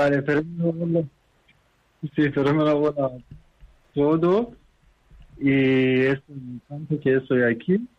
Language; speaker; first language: Spanish; non-native, learner; Persian